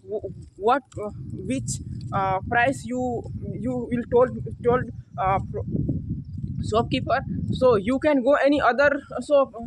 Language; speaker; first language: English; non-native, learner; Hindi